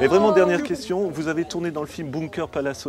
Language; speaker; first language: French; native; French